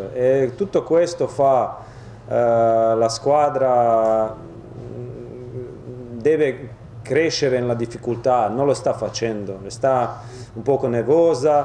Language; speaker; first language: Italian; non-native, fluent; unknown